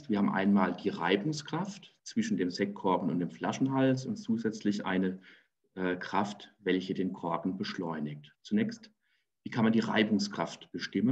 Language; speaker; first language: German; native; German